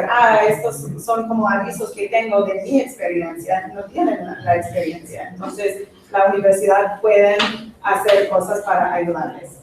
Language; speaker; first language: Spanish; non-native, fluent; English